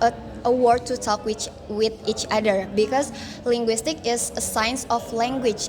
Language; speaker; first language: English; non-native, learner; Indonesian